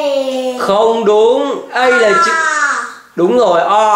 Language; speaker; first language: Vietnamese; native; Vietnamese